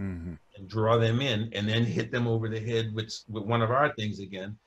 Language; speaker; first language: English; native; English